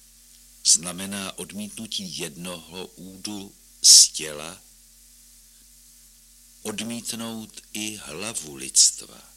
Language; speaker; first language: Czech; native; Czech